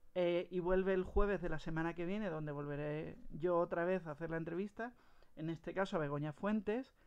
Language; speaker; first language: Spanish; native; Spanish